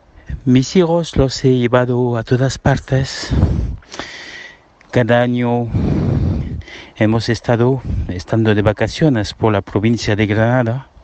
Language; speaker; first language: Spanish; early bilingual, heritage; Spanish